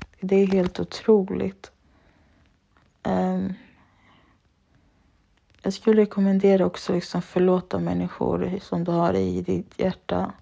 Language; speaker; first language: Swedish; early bilingual, other home language; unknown